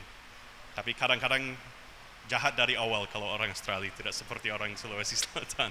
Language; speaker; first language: Indonesian; non-native, fluent; English